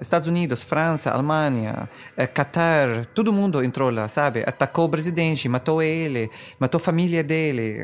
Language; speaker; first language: Portuguese; non-native, fluent; Arabic